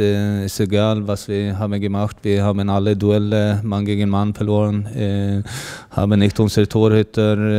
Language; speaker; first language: German; non-native, fluent; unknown